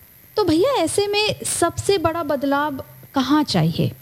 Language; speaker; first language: Hindi; native; Hindi